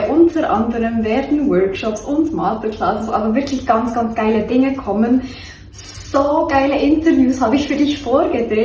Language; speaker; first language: German; native; German